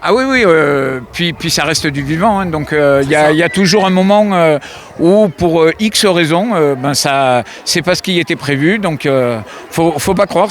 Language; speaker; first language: French; native; French